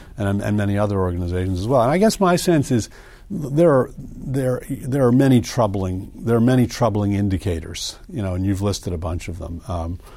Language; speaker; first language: English; native; English